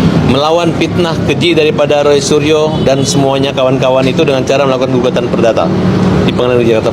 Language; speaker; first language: Indonesian; native; Indonesian